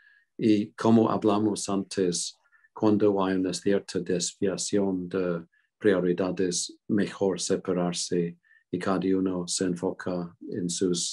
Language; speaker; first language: Spanish; non-native, fluent; English